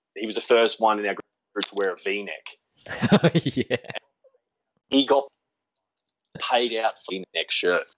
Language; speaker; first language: English; native; English